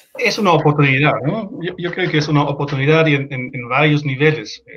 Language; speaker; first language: Spanish; non-native, fluent; German